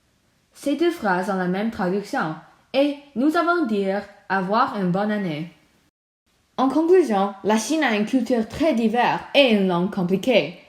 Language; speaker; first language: French; non-native, learner; Chinese